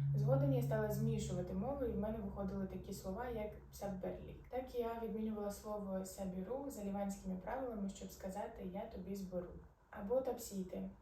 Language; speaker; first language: Ukrainian; non-native, local second language; Arabic